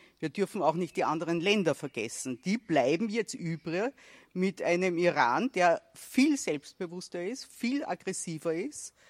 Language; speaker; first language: German; native; German